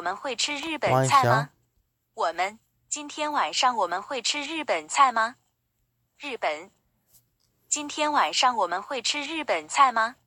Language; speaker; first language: Chinese; non-native, learner; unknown